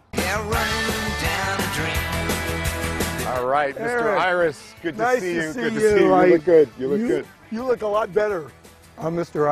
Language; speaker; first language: English; native; English